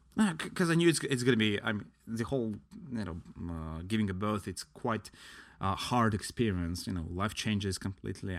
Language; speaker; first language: English; non-native, fluent; Latvian